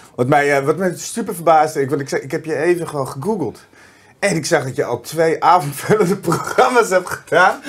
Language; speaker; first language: Dutch; native; Dutch